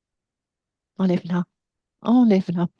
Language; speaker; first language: French; native; French